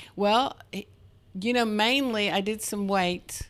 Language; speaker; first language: English; native; English